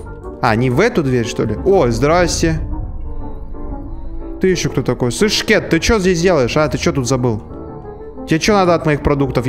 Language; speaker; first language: Russian; native; Russian